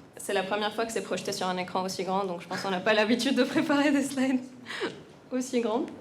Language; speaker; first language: French; non-native, local second language; Arabic